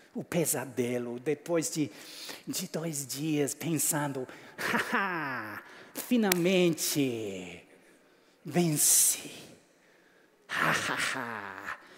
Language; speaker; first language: Portuguese; non-native, fluent; English